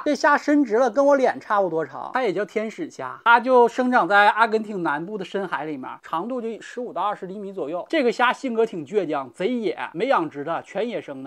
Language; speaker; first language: Chinese; native; Chinese